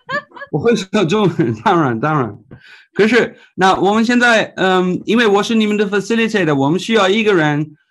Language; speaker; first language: Chinese; non-native, fluent; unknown